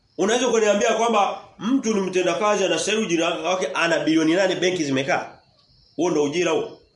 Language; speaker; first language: Swahili; native; Swahili